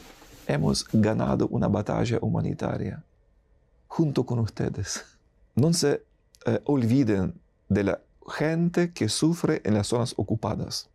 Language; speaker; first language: Spanish; non-native, fluent; Ukrainian